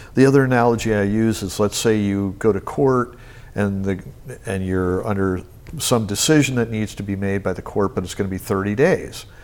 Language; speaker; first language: English; native; English